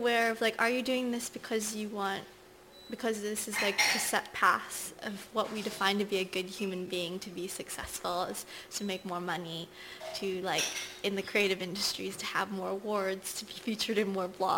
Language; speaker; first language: English; native; English